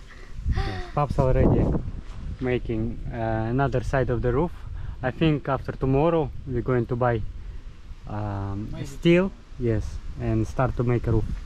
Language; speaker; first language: English; non-native, learner; Russian